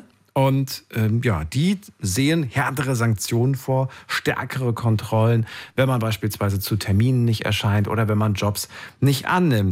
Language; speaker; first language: German; native; German